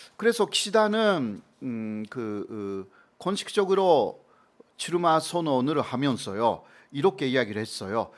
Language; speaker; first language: Korean; non-native, fluent; Japanese